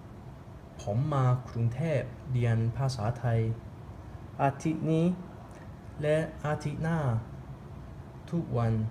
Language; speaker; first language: Thai; non-native, learner; English